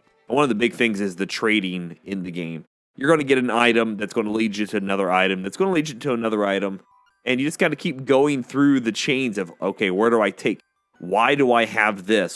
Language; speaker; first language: English; native; English